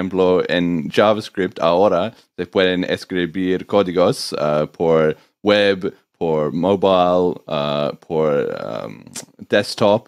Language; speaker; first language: Spanish; non-native, learner; English